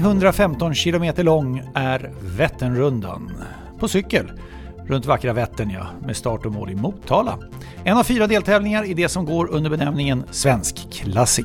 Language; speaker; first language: Swedish; native; Swedish